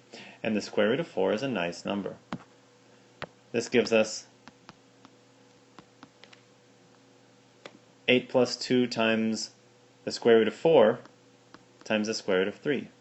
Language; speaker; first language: English; native; English